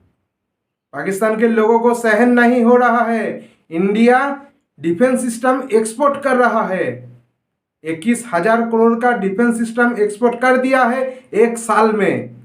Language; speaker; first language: Hindi; non-native, local second language; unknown